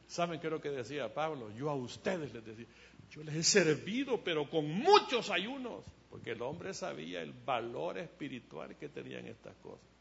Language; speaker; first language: Spanish; native; Spanish